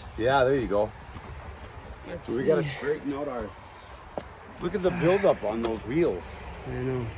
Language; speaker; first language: English; native; English